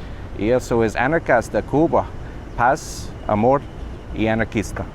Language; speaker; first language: Spanish; non-native, learner; English